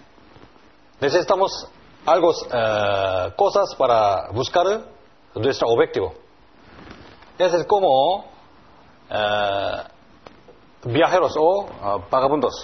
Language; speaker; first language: Spanish; non-native, learner; Korean